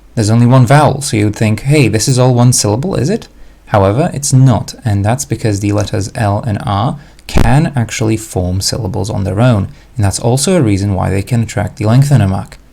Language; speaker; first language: English; non-native, fluent; Slovak